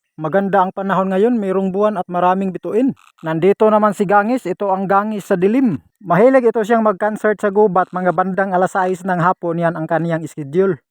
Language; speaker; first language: Filipino; non-native, local second language; Cebuano